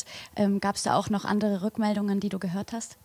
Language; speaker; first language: German; native; German